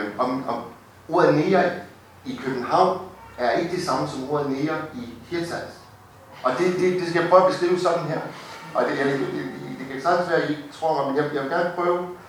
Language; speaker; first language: Danish; native; Danish